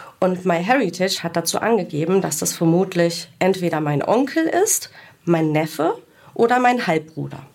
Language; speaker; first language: German; early bilingual, other home language; Greek